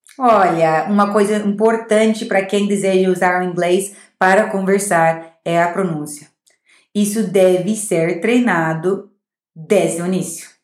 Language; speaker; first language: Portuguese; non-native, fluent; English